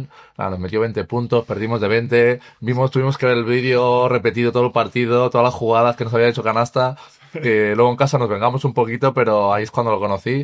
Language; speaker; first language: Spanish; native; Spanish